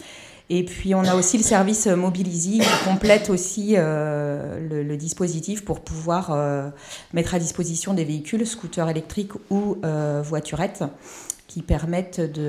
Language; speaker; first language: French; native; French